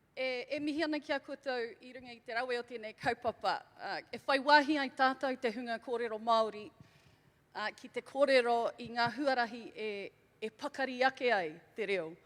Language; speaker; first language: Māori; non-native, local second language; English